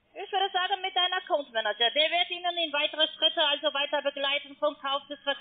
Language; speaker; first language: German; non-native, learner; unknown